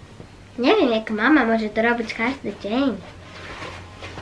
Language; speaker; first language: Polish; early bilingual, heritage; Polish